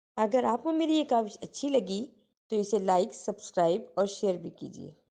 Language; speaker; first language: Urdu; native; Urdu